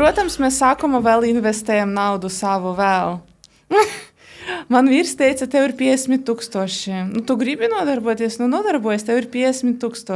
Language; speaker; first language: Latvian; non-native, local second language; Russian